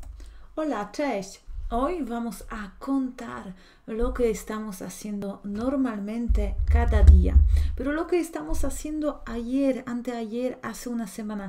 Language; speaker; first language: Spanish; non-native, fluent; Polish